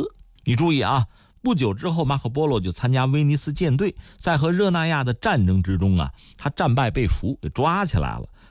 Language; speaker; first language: Chinese; native; Chinese